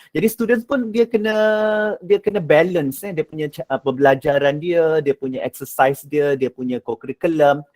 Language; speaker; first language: Malay; native; Malay